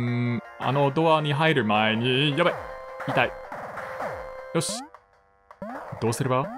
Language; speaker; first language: Japanese; non-native, fluent; English